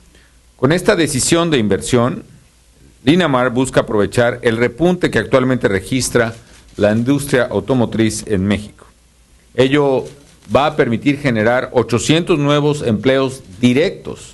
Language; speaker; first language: Spanish; native; Spanish